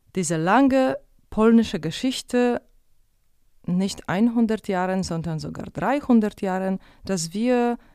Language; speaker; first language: German; non-native, fluent; Polish